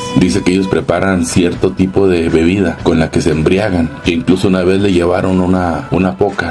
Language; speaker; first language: Spanish; native; Spanish